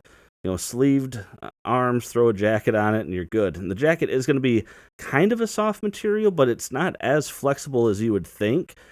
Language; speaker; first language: English; native; English